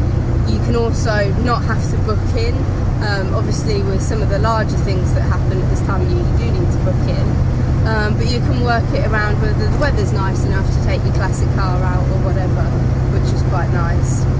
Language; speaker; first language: English; native; English